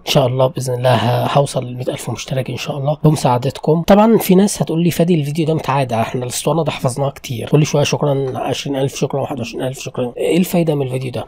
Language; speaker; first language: Arabic; native; Arabic